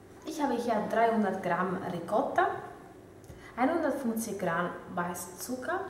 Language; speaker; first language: German; non-native, learner; Italian